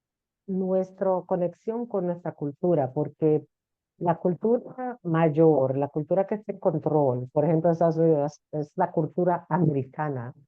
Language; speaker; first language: Spanish; early bilingual, heritage; Spanish